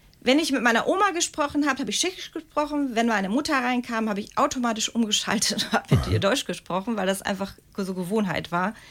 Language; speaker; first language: German; early bilingual, other home language; Czech